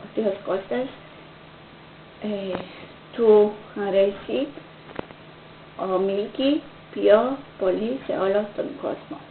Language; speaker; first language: Greek; non-native, learner; English